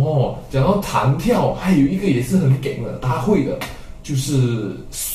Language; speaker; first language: Chinese; native; Chinese